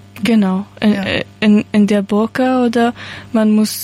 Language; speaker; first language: German; non-native, learner; Persian